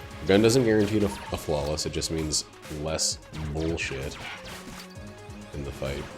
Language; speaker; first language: English; native; English